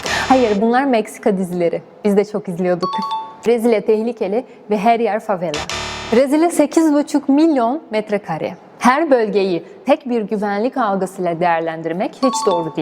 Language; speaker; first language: Turkish; non-native, fluent; Portuguese